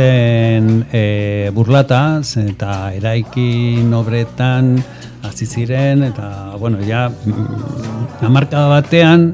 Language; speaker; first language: Basque; non-native, local second language; Spanish